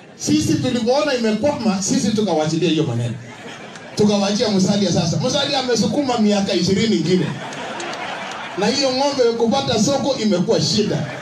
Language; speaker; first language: Swahili; non-native, local second language; Kalenjin